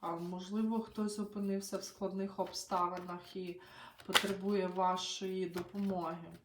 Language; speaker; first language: Ukrainian; non-native, local second language; Russian